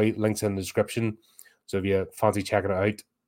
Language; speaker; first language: English; native; English